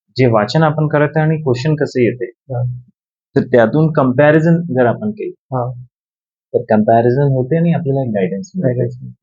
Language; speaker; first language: Marathi; non-native, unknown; Urdu